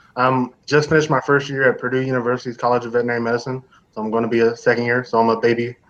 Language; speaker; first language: English; native; English